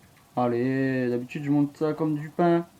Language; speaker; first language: French; native; French